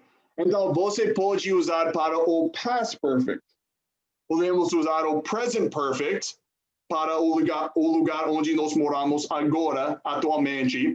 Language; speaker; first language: Portuguese; non-native, fluent; English